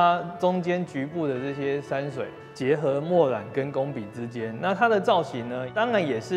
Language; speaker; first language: Chinese; native; Chinese